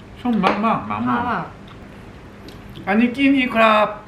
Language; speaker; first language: Thai; non-native, learner; Korean